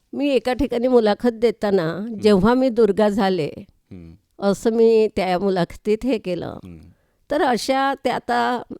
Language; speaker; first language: Marathi; native; Marathi